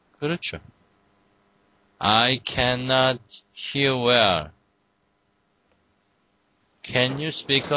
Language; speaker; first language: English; non-native, fluent; Korean